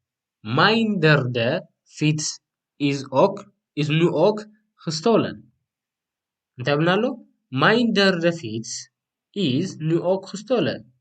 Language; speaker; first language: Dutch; non-native, fluent; Tigrinya